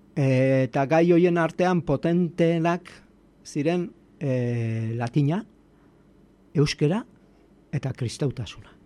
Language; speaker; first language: Basque; native; Basque